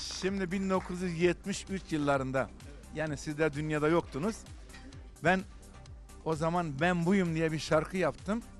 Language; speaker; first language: Turkish; native; Turkish